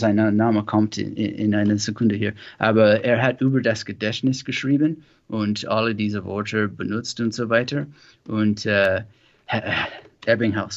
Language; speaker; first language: German; non-native, learner; English